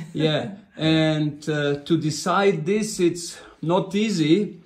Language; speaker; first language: English; non-native, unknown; Bulgarian